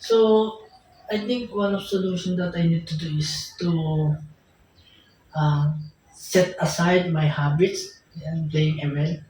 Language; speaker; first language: English; non-native, local second language; Filipino